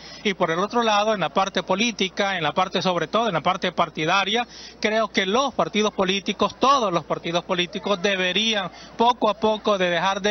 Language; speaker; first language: Spanish; native; Spanish